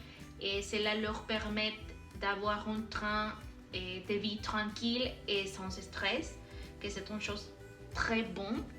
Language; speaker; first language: French; non-native, learner; Spanish